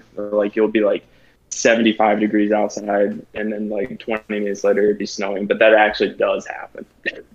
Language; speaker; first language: English; native; English